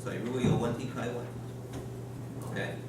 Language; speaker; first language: Chinese; non-native, learner; English